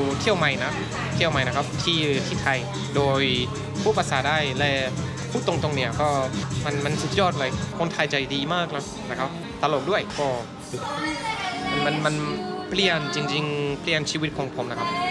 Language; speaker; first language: Thai; non-native, fluent; French